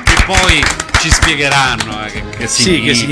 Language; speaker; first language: Italian; native; Italian